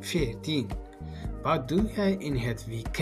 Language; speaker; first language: Dutch; non-native, learner; Tigrinya